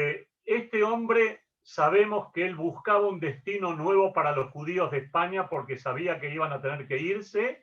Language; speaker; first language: Spanish; native; Spanish